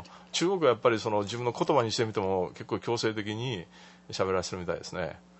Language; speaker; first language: Japanese; native; Japanese